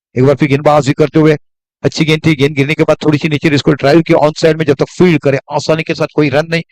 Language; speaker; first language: Hindi; non-native, local second language; Marathi